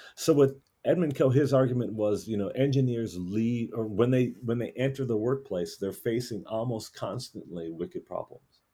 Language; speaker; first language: English; native; English